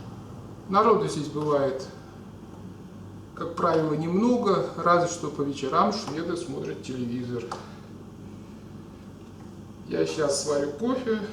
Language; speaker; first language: Russian; native; Russian